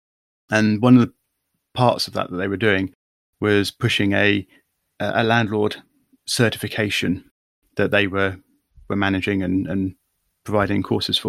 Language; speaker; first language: English; native; English